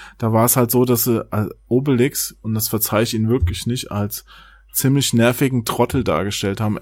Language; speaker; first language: German; native; German